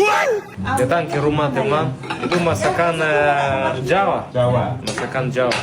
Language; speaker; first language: Indonesian; non-native, learner; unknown